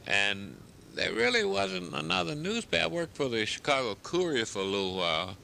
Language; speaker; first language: English; native; English